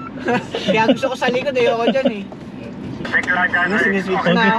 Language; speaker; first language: Filipino; native; Filipino